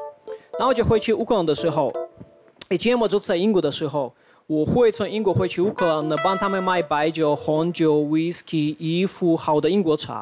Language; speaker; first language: Chinese; non-native, fluent; Ukrainian